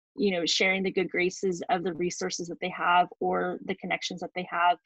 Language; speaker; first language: English; native; English